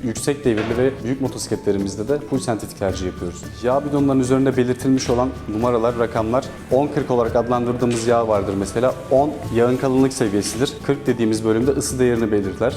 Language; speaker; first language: Turkish; native; Turkish